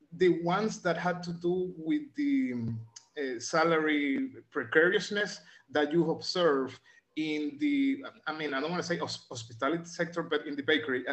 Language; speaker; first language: English; non-native, fluent; Spanish